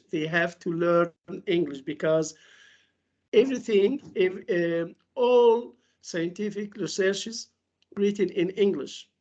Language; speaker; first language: English; non-native, fluent; Arabic